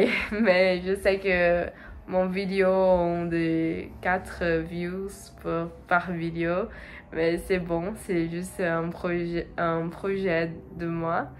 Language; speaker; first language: French; non-native, learner; Portuguese